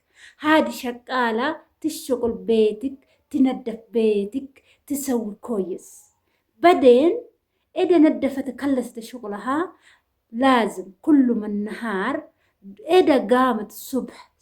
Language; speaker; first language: Arabic; non-native, learner; Oromo